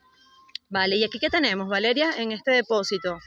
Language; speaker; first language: Spanish; native; Spanish